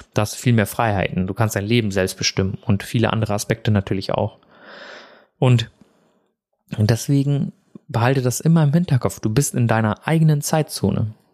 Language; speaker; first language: German; early bilingual, other home language; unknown